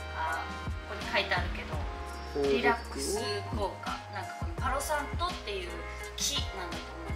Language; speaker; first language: Japanese; native; Japanese